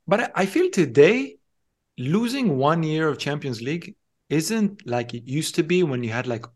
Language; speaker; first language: English; non-native, fluent; Hebrew